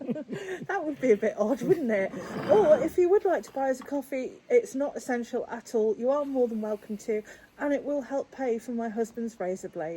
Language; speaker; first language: English; native; English